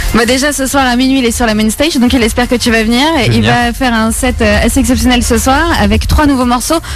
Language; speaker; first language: French; native; French